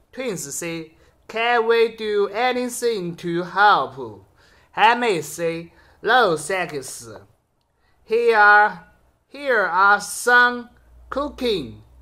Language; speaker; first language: English; non-native, learner; Chinese